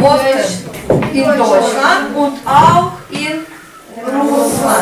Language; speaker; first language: German; non-native, fluent; Russian